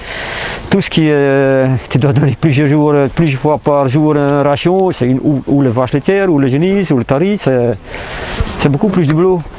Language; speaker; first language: French; non-native, fluent; Dutch